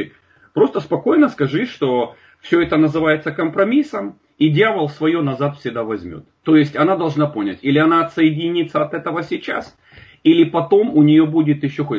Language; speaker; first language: Russian; native; Russian